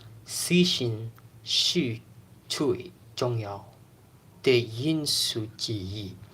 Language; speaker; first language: Chinese; non-native, learner; Indonesian